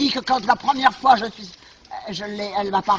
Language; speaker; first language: French; native; French